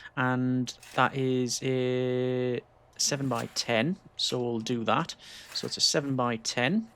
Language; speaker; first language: English; native; English